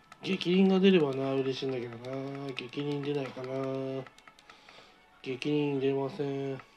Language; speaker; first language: Japanese; native; Japanese